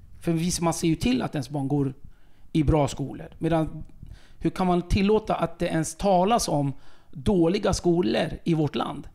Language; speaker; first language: Swedish; early bilingual, other home language; Kurdish